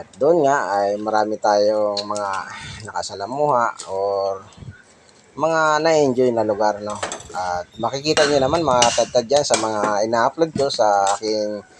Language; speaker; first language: Filipino; non-native, local second language; Waray